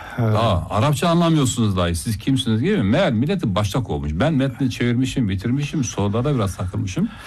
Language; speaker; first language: Turkish; native; Turkish